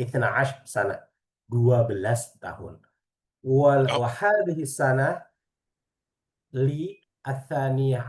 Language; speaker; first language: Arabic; non-native, fluent; Indonesian